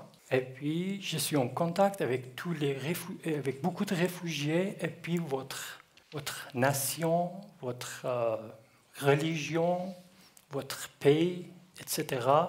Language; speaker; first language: French; non-native, learner; Kurdish